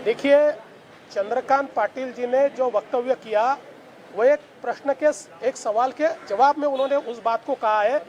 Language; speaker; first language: Hindi; non-native, local second language; Marathi